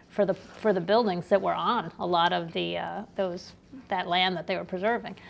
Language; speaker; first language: English; native; English